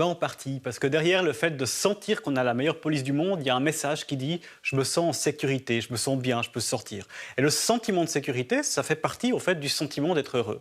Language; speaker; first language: French; native; French